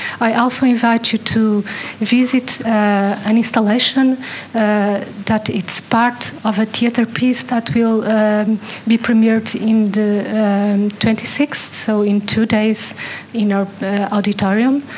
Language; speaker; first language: English; non-native, fluent; Portuguese